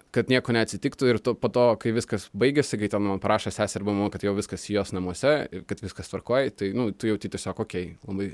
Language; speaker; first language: Lithuanian; early bilingual, other home language; Russian